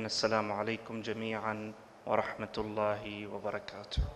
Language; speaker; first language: Arabic; native; Arabic